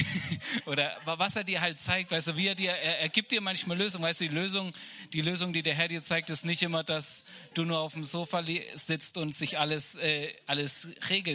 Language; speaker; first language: German; native; German